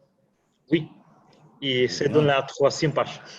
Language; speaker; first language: French; non-native, fluent; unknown